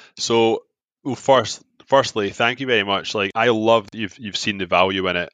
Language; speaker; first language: English; native; English